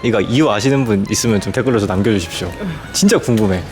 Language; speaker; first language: Korean; native; Korean